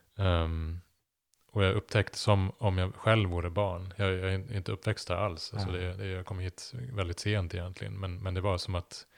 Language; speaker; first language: Swedish; non-native, fluent; German